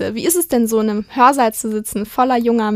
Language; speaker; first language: German; native; German